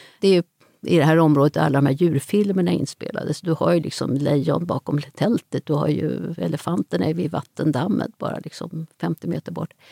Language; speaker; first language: Swedish; native; Swedish